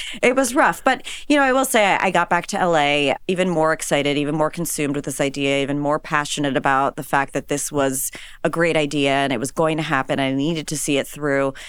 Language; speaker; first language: English; native; English